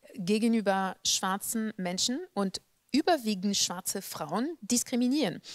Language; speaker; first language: German; non-native, fluent; French